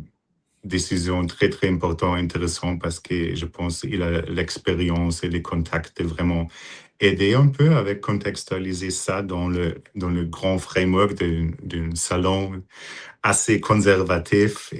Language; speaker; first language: French; non-native, fluent; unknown